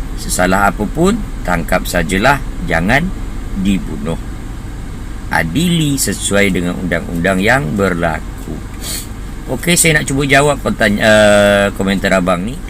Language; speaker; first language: Indonesian; native; Indonesian